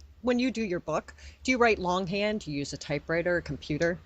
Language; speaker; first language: English; native; English